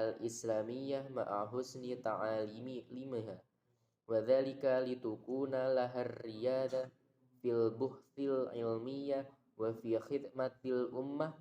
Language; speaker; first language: Arabic; non-native, learner; Indonesian